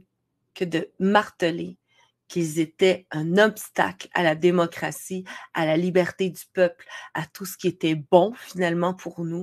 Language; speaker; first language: French; native; French